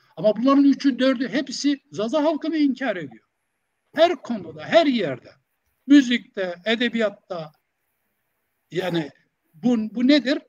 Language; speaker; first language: Turkish; non-native, local second language; Zaza